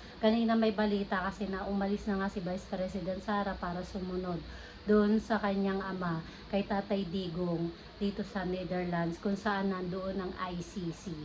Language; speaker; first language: Filipino; native; Filipino